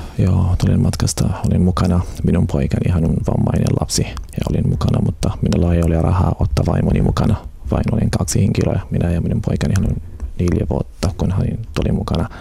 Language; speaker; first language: Finnish; non-native, learner; Arabic